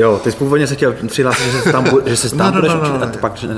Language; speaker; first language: Czech; native; Czech